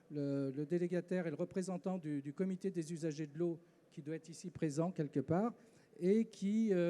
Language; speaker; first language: French; native; French